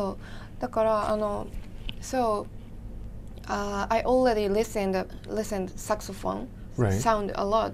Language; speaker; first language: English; non-native, learner; Japanese